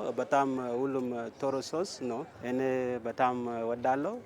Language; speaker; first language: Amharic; non-native, learner; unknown